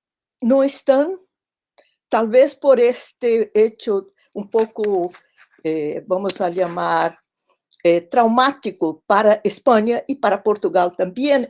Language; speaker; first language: Spanish; non-native, fluent; Portuguese